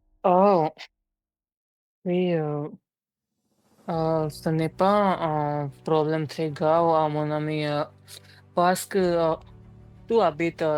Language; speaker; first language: French; non-native, learner; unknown